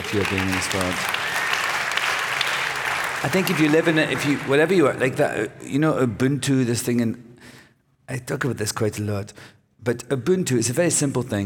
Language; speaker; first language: English; native; English